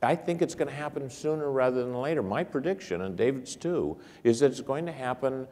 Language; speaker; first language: English; native; English